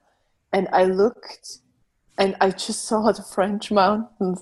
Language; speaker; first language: English; non-native, fluent; Swiss German